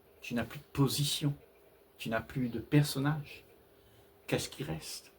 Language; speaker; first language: French; native; French